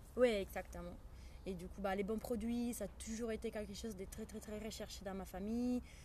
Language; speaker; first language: French; non-native, fluent; Italian